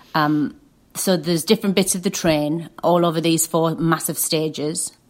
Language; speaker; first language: English; native; English